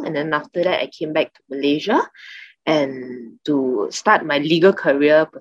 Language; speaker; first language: English; non-native, local second language; Chinese